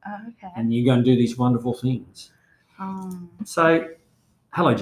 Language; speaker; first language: English; native; English